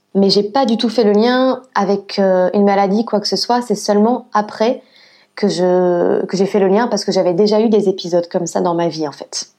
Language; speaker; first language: French; native; French